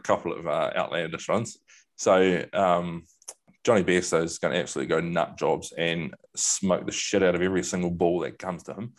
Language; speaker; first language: English; native; English